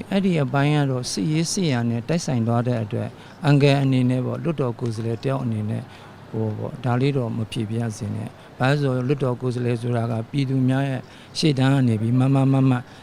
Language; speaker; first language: Burmese; non-native, local second language; Shan